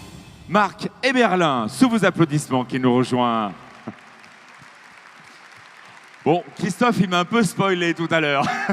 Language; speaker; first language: French; native; French